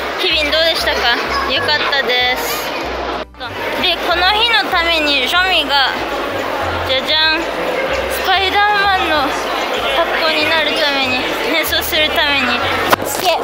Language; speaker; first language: Japanese; early bilingual, heritage; Japanese